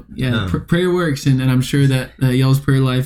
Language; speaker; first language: English; native; English